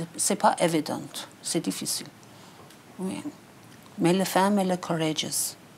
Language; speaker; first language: French; non-native, learner; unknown